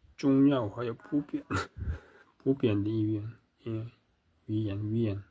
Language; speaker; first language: Chinese; non-native, learner; Korean